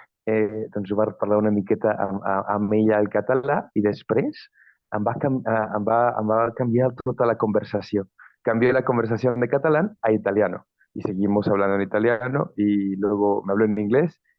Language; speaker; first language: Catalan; non-native, fluent; Spanish